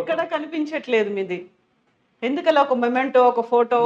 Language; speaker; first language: Telugu; native; Telugu